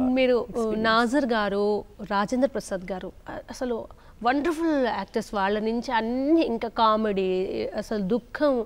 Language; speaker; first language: Telugu; native; Telugu